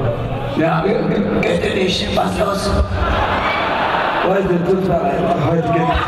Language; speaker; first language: German; non-native, learner; Catalan